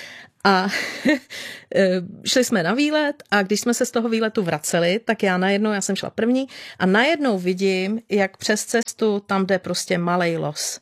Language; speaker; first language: Czech; native; Czech